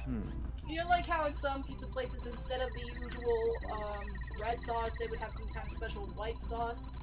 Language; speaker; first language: English; native; English